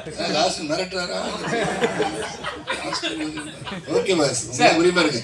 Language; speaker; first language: Tamil; native; Tamil